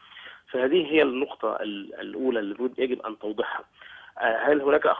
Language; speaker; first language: Arabic; native; Arabic